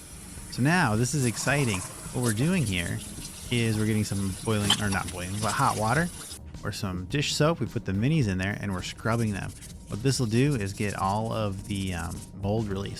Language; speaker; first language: English; native; English